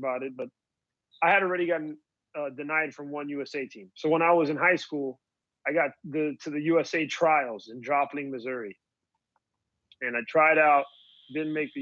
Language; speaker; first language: English; native; English